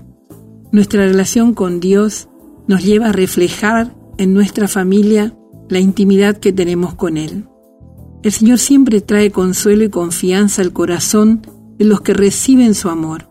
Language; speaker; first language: Spanish; native; Spanish